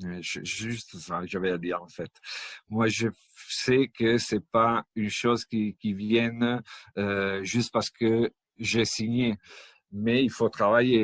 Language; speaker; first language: French; non-native, fluent; Italian